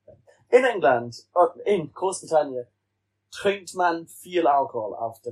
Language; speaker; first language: German; non-native, learner; English